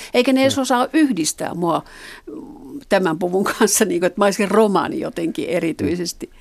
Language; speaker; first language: Finnish; native; Finnish